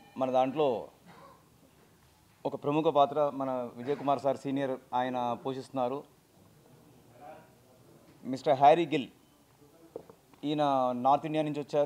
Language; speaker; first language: Telugu; native; Telugu